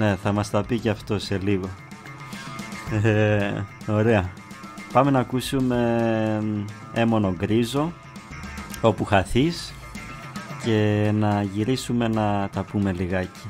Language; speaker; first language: Greek; native; Greek